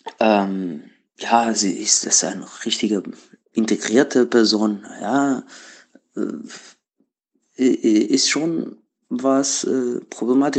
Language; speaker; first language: German; non-native, learner; Portuguese